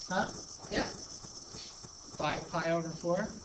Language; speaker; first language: English; native; English